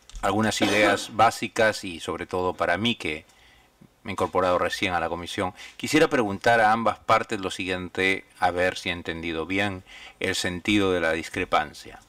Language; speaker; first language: Spanish; native; Spanish